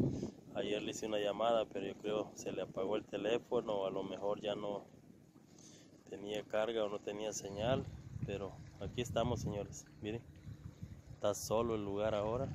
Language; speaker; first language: Spanish; native; Spanish